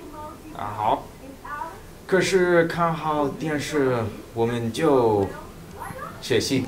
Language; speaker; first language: Chinese; non-native, learner; English